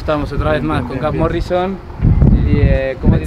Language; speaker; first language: Spanish; native; Spanish